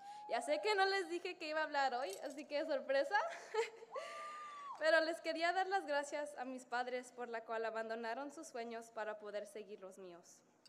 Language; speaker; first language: Spanish; early bilingual, heritage; Spanish